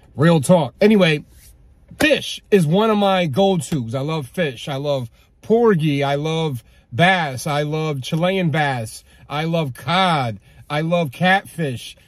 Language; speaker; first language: English; native; English